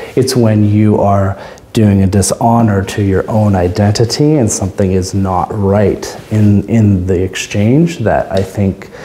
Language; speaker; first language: English; native; English